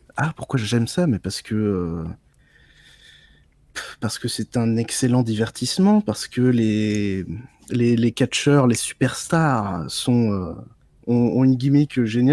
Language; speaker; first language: French; native; French